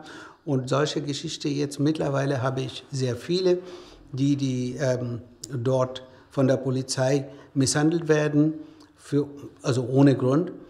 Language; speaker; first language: German; non-native, fluent; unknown